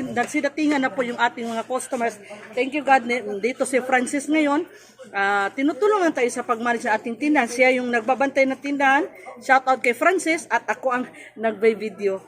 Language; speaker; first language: Filipino; native; Filipino